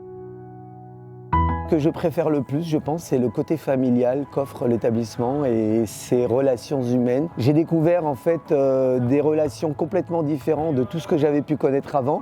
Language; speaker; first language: French; early bilingual, other home language; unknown